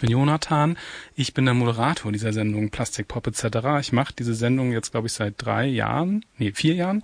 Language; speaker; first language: German; native; German